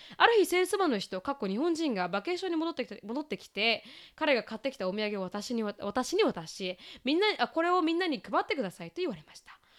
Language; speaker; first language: Japanese; native; Japanese